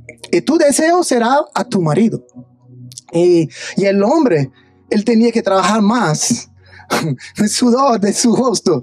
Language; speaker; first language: Spanish; non-native, fluent; Portuguese